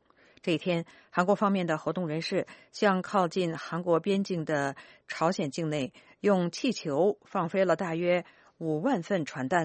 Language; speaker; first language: Chinese; native; Chinese